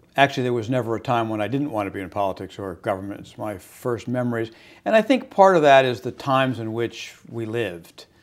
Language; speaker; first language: English; native; English